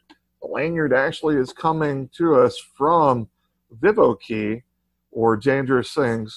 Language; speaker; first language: English; native; English